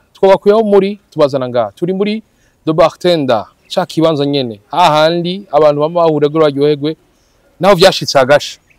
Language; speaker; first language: Rundi; native; Rundi